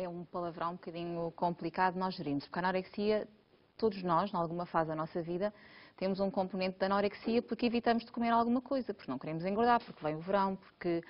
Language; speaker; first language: Portuguese; native; Portuguese